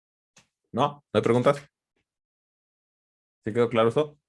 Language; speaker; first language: Spanish; native; Spanish